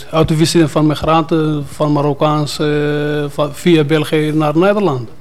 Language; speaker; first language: Dutch; non-native, fluent; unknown